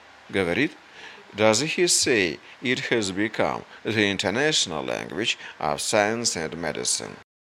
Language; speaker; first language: English; non-native, fluent; Russian